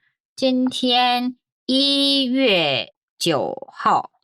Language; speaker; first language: Chinese; non-native, fluent; Korean